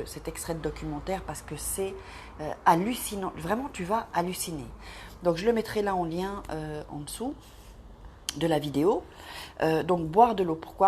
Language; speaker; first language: French; native; French